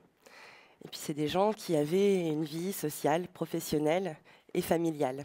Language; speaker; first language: French; native; French